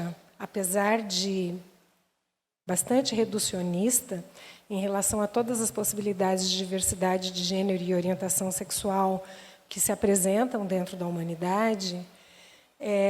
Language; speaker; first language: Portuguese; native; Portuguese